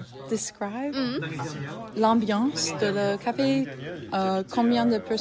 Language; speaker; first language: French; non-native, learner; English